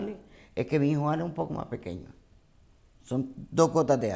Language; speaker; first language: Spanish; native; Spanish